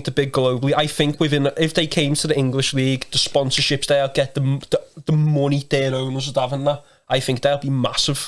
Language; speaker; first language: English; native; English